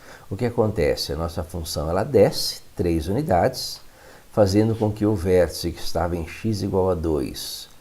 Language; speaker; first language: Portuguese; native; Portuguese